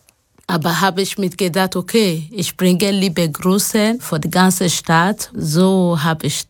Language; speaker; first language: German; non-native, learner; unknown